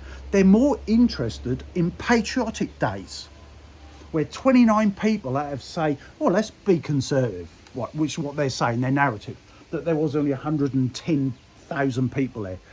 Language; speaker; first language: English; native; English